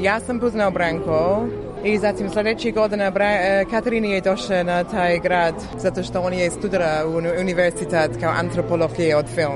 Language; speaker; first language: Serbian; non-native, learner; English